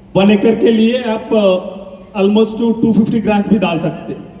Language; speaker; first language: Hindi; non-native, local second language; Telugu